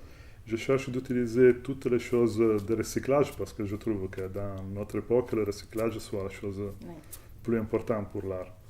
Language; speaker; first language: French; non-native, fluent; Italian